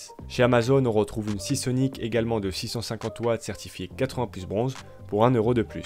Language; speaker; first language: French; native; French